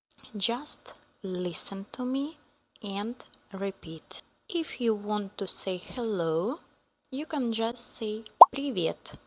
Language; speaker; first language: English; non-native, fluent; Russian